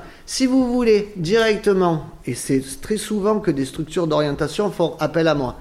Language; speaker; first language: French; native; French